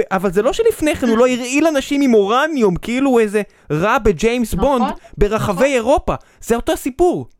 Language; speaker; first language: Hebrew; native; Hebrew